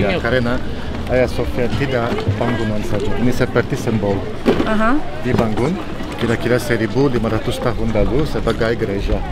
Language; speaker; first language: Indonesian; non-native, fluent; Turkish